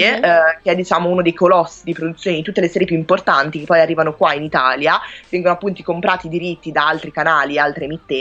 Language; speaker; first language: Italian; native; Italian